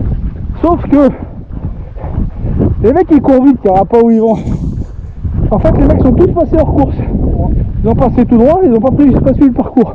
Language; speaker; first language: French; native; French